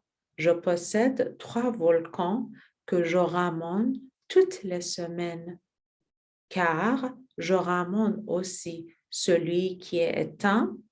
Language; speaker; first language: French; non-native, learner; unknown